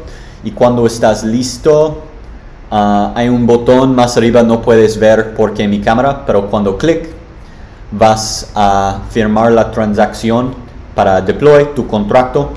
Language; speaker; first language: Spanish; non-native, learner; English